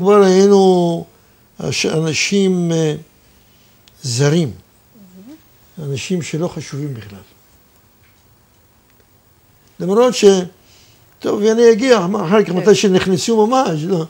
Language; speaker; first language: Hebrew; non-native, fluent; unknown